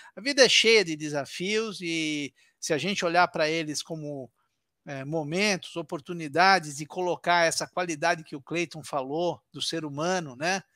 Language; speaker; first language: Portuguese; early bilingual, other home language; Italian